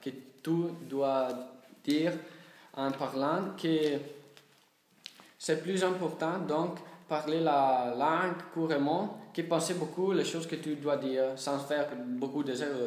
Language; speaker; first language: French; non-native, learner; Italian